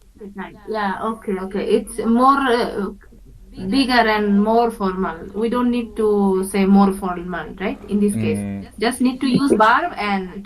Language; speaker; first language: English; non-native, fluent; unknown